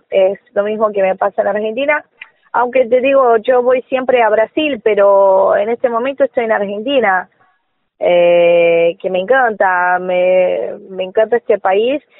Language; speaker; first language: Spanish; non-native, fluent; Portuguese